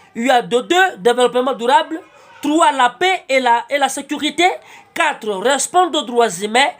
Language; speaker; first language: French; non-native, local second language; Swahili